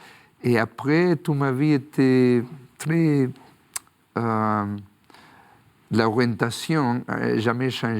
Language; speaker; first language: French; non-native, fluent; Spanish